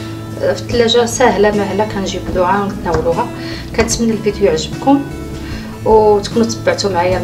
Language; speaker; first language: Arabic; native; Arabic